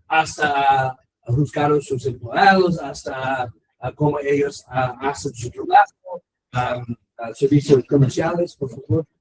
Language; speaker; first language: Spanish; non-native, learner; English